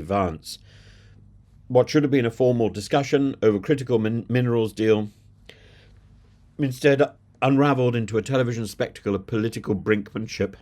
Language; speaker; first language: English; native; English